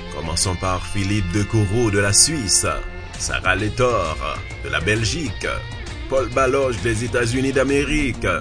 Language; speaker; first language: French; native; French